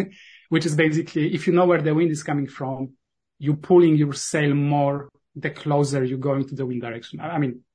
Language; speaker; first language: English; non-native, fluent; Polish